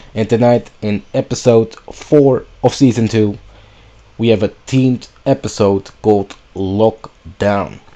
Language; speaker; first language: English; non-native, fluent; Dutch